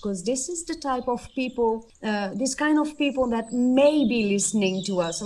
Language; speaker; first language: English; non-native, fluent; French